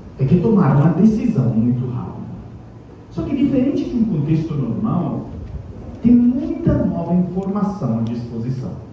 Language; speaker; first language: Portuguese; non-native, fluent; Italian